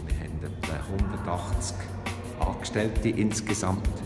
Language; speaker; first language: German; native; German